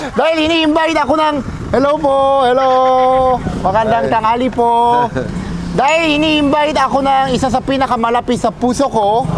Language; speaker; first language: Filipino; non-native, fluent; Korean